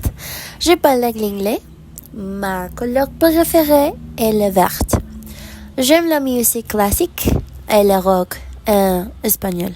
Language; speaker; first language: French; non-native, learner; Spanish